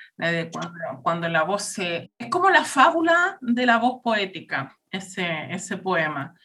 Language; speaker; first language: Spanish; native; Spanish